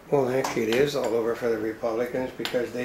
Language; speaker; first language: English; native; English